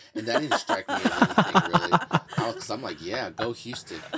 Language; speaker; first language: English; native; English